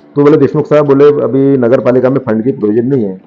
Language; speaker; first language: Hindi; non-native, local second language; Marathi